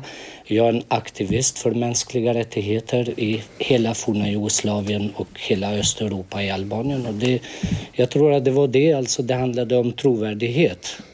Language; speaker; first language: Swedish; early bilingual, other home language; Albanian